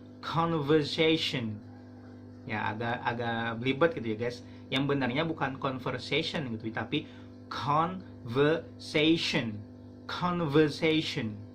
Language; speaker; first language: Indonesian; native; Indonesian